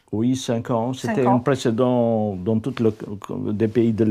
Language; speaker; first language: French; non-native, fluent; Albanian